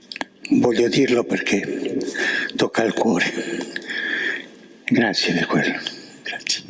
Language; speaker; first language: Italian; non-native, fluent; Spanish